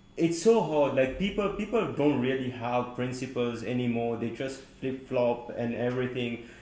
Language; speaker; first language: English; non-native, fluent; Morisyen